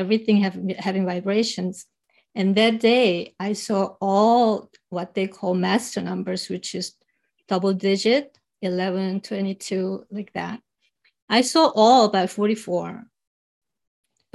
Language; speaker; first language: English; non-native, fluent; Korean